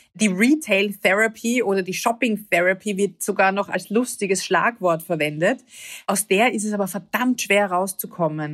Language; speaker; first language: German; native; German